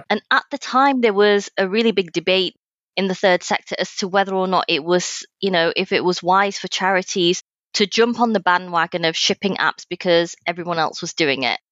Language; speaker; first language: English; native; English